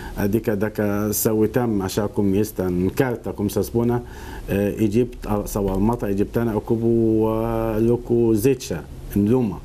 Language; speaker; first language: Romanian; non-native, learner; Arabic